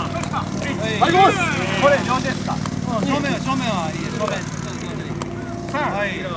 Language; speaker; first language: Japanese; native; Japanese